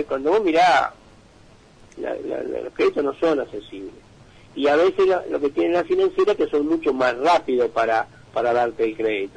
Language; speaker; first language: Spanish; native; Spanish